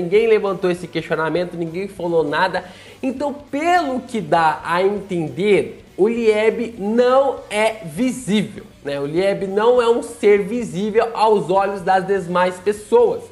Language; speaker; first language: Portuguese; native; Portuguese